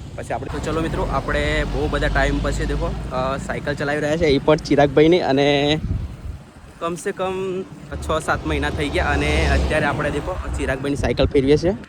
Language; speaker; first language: Gujarati; native; Gujarati